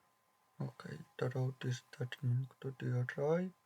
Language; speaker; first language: English; non-native, fluent; Polish